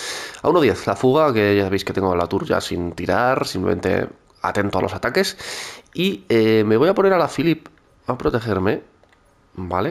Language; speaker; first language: Spanish; native; Spanish